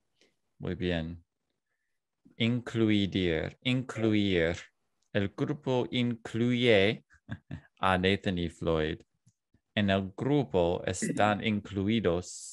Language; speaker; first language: Spanish; non-native, learner; English